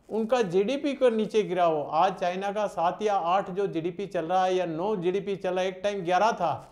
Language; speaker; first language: Hindi; non-native, local second language; Gujarati